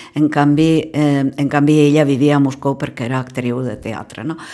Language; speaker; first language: Catalan; non-native, fluent; Czech